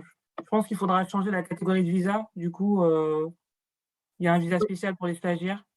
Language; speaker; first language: French; native; French